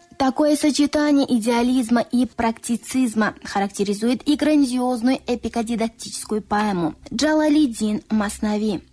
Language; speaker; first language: Russian; non-native, local second language; Tajik